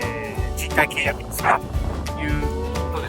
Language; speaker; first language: Japanese; native; Japanese